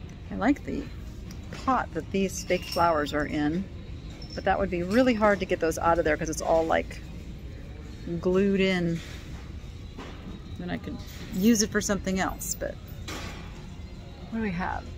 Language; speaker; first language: English; native; English